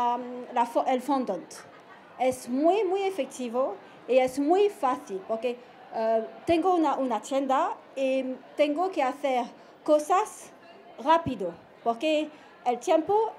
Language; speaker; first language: Spanish; non-native, learner; French